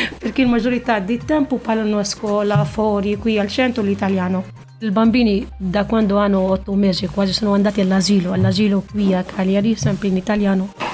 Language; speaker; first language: Italian; non-native, fluent; Arabic